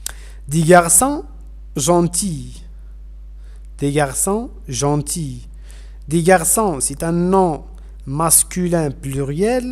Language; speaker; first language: French; non-native, fluent; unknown